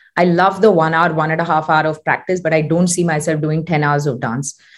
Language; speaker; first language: English; non-native, local second language; Tamil